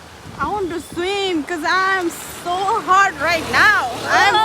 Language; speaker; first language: English; non-native, learner; Nepali